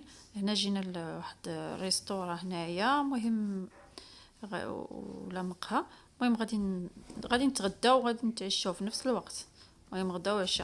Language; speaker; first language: Arabic; native; Arabic